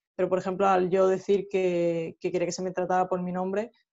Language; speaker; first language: Spanish; native; Spanish